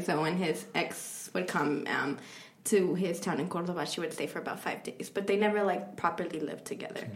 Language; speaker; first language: English; early bilingual, other home language; Spanish